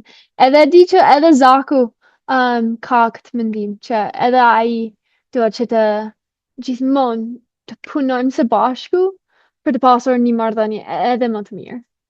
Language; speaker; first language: Albanian; non-native, fluent; English